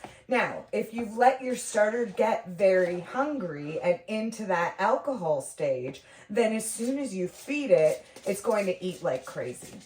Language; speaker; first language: English; native; English